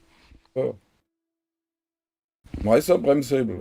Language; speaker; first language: German; native; German